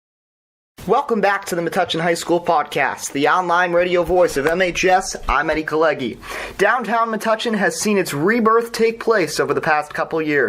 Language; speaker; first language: English; native; English